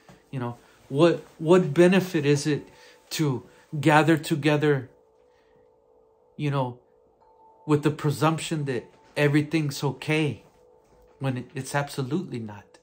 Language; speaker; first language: English; native; English